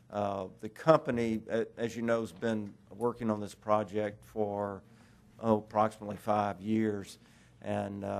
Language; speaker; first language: English; native; English